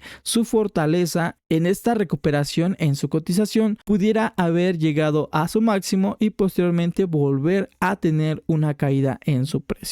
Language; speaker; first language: Spanish; native; Spanish